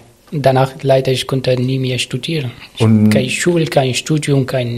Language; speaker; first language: German; non-native, learner; Arabic